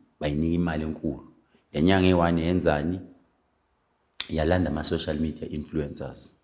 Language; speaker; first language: Zulu; native; Zulu